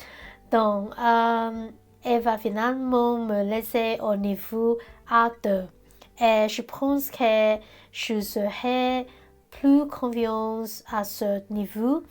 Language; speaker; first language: French; non-native, learner; Cantonese